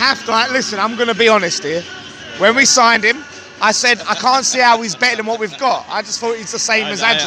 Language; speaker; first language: English; native; English